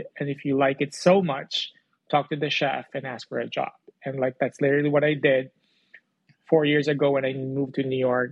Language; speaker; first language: English; non-native, local second language; Cebuano